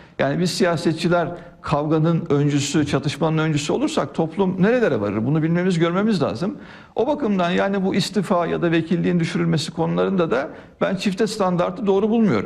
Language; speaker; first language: Turkish; native; Turkish